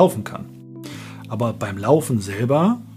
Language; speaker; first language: German; native; German